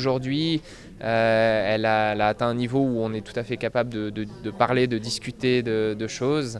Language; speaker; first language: French; native; French